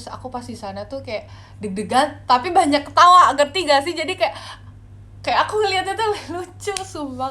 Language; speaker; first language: Indonesian; native; Indonesian